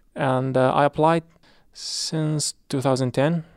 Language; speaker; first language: English; non-native, fluent; Arabic